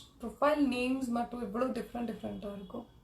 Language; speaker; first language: Tamil; non-native, local second language; Kannada